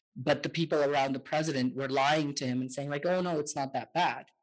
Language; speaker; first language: English; native; English